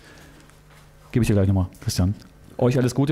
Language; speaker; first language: German; native; German